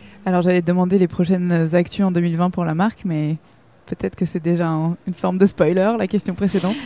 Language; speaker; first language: French; native; French